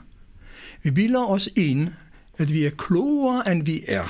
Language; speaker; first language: Danish; non-native, fluent; Hebrew